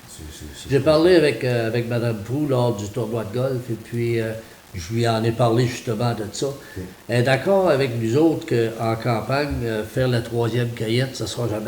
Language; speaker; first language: French; native; French